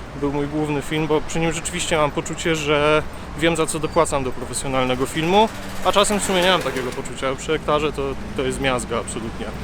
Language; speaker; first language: Polish; native; Polish